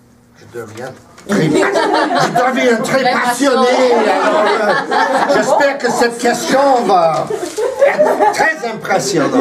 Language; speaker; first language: French; early bilingual, heritage; English